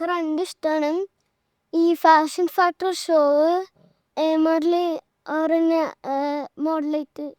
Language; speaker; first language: Malayalam; early bilingual, heritage; Malayalam